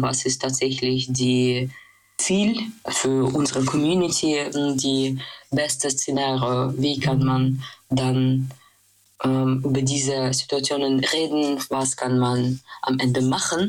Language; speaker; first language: German; non-native, fluent; Russian